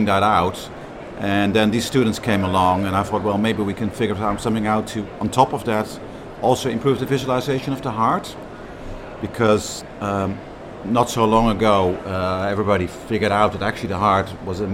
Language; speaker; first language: English; non-native, fluent; Dutch